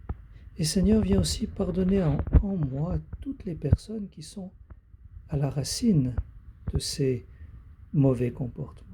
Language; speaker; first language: French; native; French